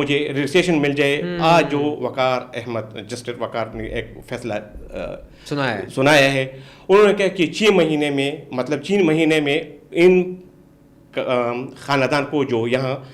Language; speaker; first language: Urdu; non-native, local second language; Pashto